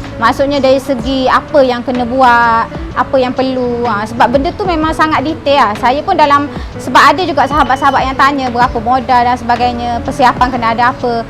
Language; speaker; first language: Malay; native; Malay